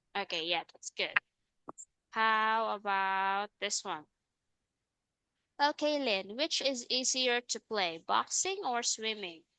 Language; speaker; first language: English; non-native, fluent; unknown